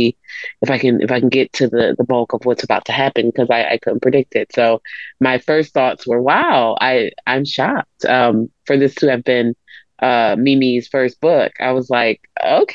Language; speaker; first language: English; native; English